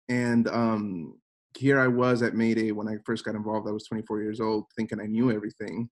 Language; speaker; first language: English; native; English